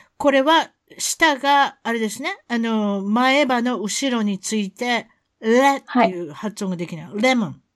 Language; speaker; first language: Japanese; native; Japanese